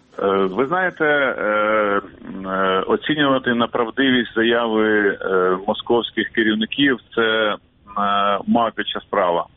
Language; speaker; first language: Ukrainian; native; Ukrainian